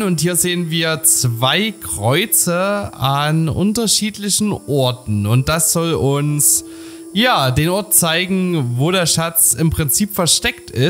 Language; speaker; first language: German; native; German